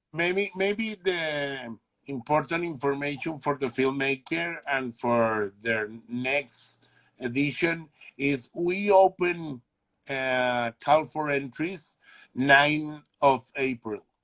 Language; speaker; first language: English; non-native, learner; Spanish